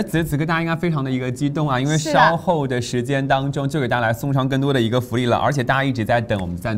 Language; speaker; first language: Chinese; native; Chinese